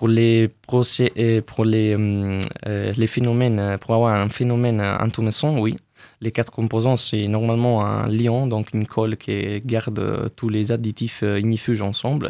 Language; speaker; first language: French; non-native, fluent; Italian